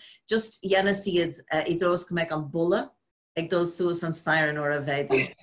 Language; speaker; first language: Irish; non-native, local second language; English